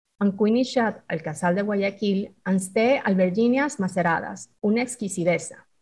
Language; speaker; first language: Catalan; non-native, fluent; Spanish